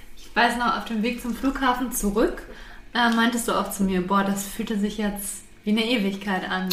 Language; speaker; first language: German; native; German